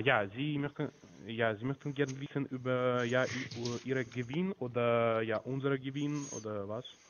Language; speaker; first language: German; non-native, learner; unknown